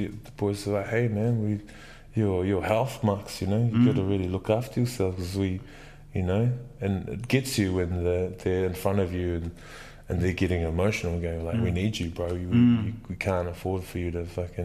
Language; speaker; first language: English; native; English